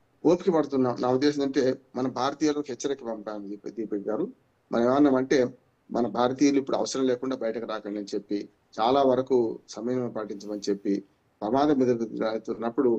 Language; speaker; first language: Telugu; native; Telugu